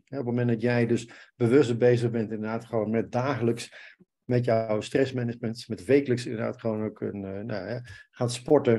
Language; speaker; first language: Dutch; native; Dutch